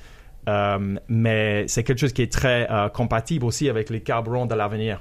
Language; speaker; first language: French; non-native, fluent; English